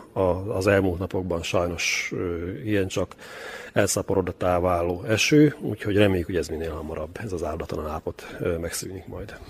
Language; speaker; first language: Hungarian; native; Hungarian